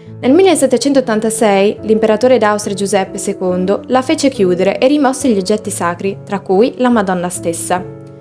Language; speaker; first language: Italian; native; Italian